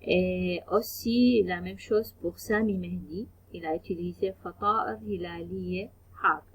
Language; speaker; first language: French; non-native, fluent; Arabic